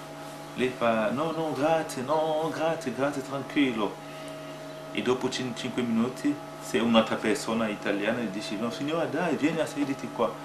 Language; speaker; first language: Italian; non-native, fluent; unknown